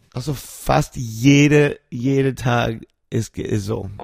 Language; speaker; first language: German; non-native, learner; English